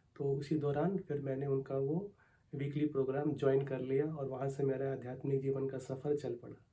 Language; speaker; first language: Hindi; native; Hindi